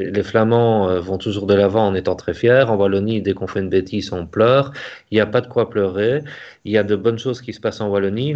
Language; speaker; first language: French; native; French